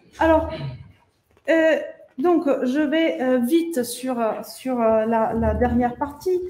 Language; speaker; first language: French; non-native, fluent; Italian